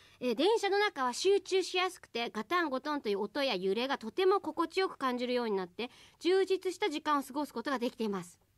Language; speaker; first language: Japanese; native; Japanese